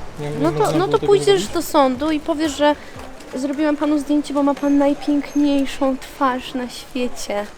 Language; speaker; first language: Polish; native; Polish